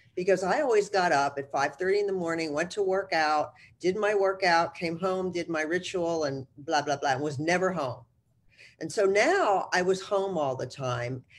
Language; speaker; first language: English; native; English